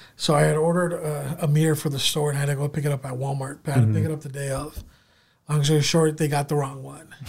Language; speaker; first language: English; native; English